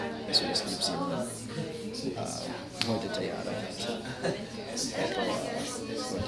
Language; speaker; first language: Spanish; non-native, fluent; English